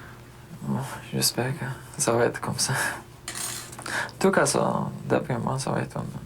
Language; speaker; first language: French; non-native, learner; Romanian